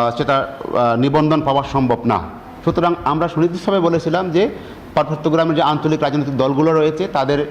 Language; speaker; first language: Bangla; non-native, local second language; Chakma